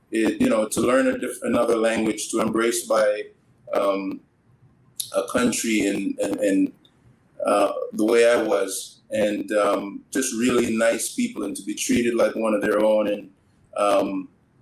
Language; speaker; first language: English; native; English